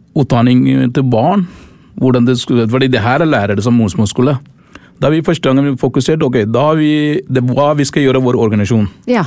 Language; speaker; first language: Norwegian; non-native, learner; Sinhala